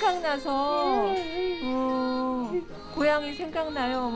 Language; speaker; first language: Korean; native; Korean